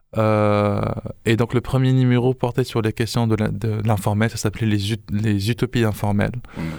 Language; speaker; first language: French; non-native, local second language; Arabic